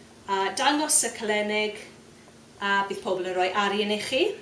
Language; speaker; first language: Welsh; non-native, fluent; English